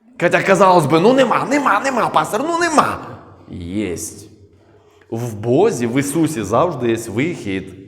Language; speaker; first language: Ukrainian; non-native, local second language; Russian